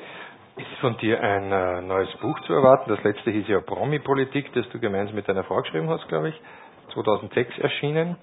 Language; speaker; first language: German; native; German